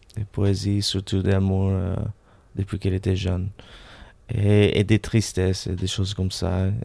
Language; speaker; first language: French; non-native, fluent; Spanish